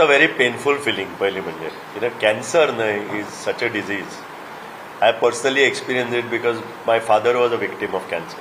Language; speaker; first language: English; non-native, local second language; Konkani